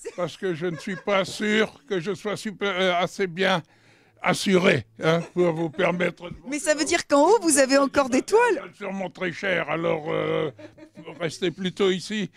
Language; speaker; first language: French; native; French